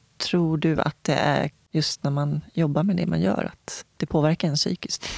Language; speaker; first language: Swedish; native; Swedish